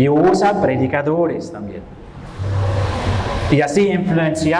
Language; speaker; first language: Spanish; non-native, fluent; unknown